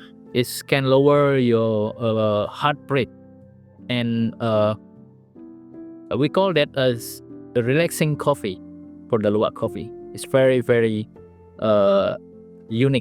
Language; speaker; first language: English; non-native, learner; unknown